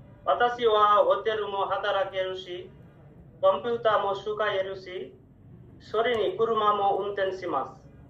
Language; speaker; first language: Japanese; non-native, learner; Bangla